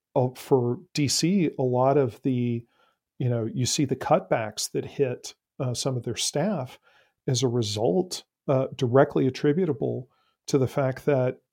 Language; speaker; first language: English; native; English